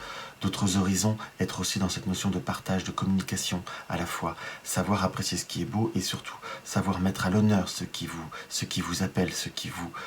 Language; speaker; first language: French; native; French